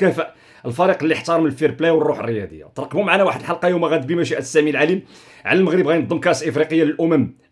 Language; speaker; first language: Arabic; native; Arabic